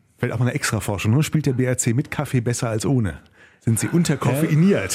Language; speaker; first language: German; native; German